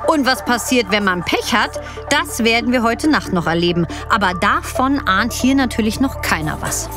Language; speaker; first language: German; native; German